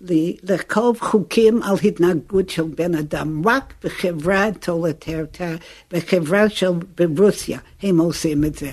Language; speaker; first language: Hebrew; non-native, fluent; English